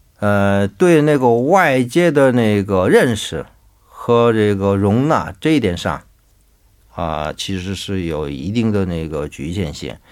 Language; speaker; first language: Chinese; non-native, fluent; Korean